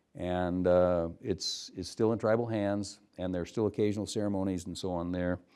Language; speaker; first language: English; native; English